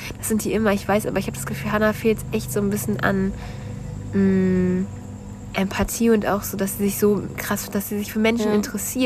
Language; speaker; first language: German; native; German